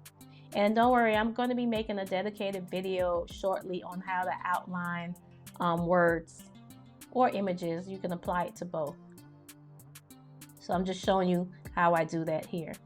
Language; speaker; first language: English; native; English